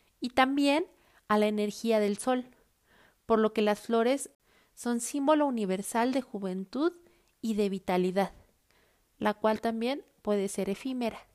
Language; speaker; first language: Spanish; native; Spanish